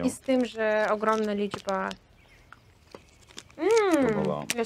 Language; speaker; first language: Polish; non-native, fluent; Russian